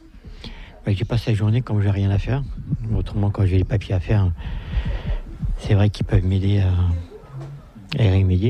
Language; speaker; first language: French; native; French